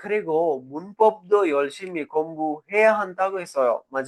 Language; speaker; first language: Korean; non-native, fluent; Sinhala